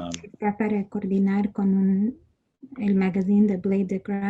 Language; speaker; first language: Spanish; non-native, learner; English